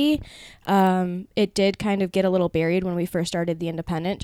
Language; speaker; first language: English; early bilingual, other home language; Spanish